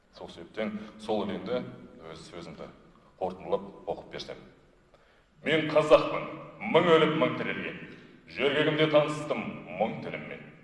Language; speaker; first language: Kazakh; non-native, local second language; Russian